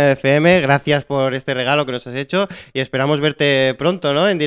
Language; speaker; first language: Spanish; native; Spanish